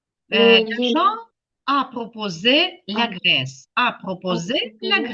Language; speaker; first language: French; non-native, fluent; Ukrainian